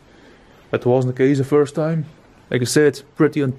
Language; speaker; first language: English; non-native, fluent; Dutch